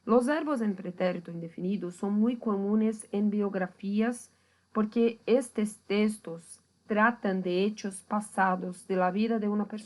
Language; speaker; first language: Spanish; non-native, fluent; Portuguese